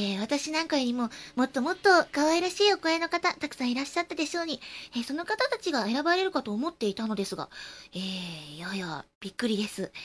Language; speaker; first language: Japanese; early bilingual, other home language; Chinese